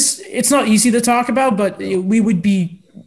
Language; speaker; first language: English; native; English